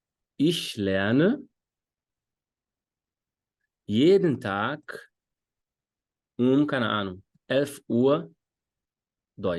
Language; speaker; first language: German; non-native, fluent; Portuguese